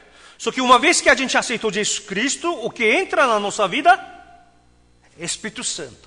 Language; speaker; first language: Portuguese; non-native, fluent; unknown